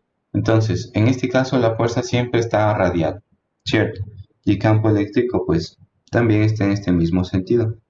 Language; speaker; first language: Spanish; native; Spanish